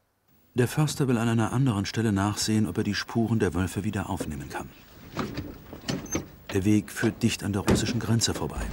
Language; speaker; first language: German; native; German